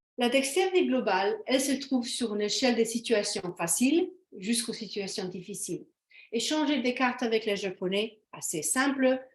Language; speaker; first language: French; non-native, fluent; Slovenian